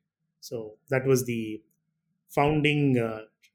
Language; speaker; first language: English; non-native, local second language; Tamil